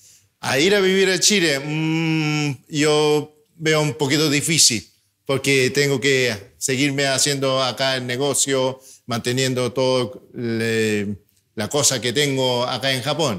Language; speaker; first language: Spanish; early bilingual, heritage; Spanish